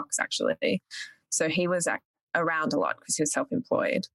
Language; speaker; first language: English; native; English